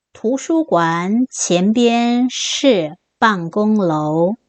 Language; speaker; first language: Chinese; non-native, fluent; Korean